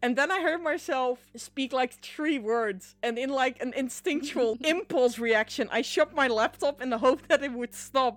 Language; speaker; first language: English; non-native, fluent; Dutch